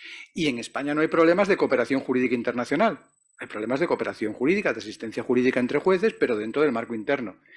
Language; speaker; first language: Spanish; native; Spanish